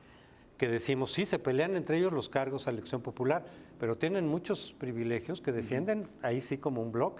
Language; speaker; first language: Spanish; native; Spanish